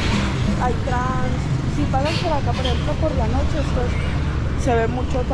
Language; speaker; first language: Spanish; native; Spanish